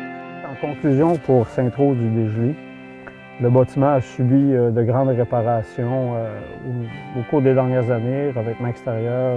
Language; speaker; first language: French; native; French